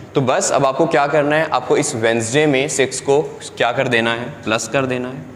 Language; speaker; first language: Hindi; native; Hindi